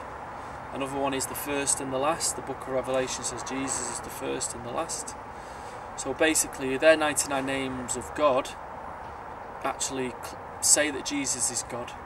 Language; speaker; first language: English; native; English